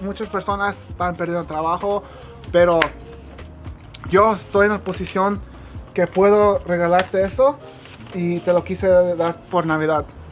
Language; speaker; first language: Spanish; early bilingual, heritage; Spanish